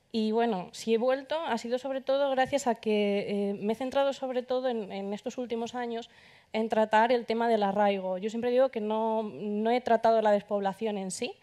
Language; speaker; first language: Spanish; native; Spanish